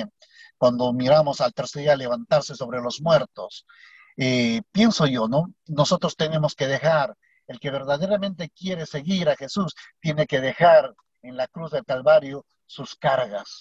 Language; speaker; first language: Spanish; native; Spanish